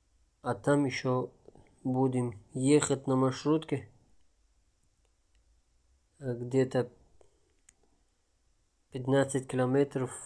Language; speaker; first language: Russian; non-native, local second language; Tajik